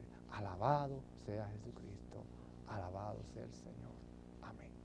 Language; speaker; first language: Spanish; native; Spanish